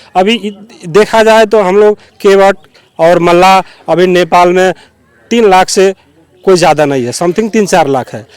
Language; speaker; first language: Hindi; non-native, local second language; Bhojpuri